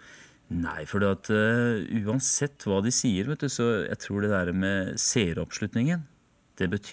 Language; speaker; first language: Norwegian; native; Norwegian